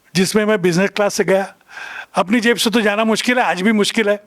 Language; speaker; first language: Hindi; non-native, local second language; Marathi